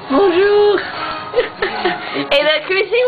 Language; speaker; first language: French; non-native, learner; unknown